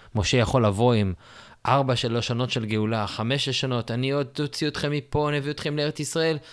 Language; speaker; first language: Hebrew; native; Hebrew